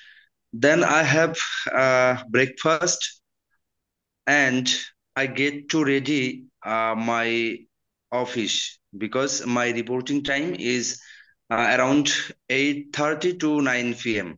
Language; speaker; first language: English; non-native, learner; Bangla